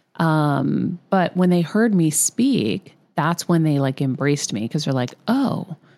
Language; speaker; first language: English; early bilingual, other home language; Greek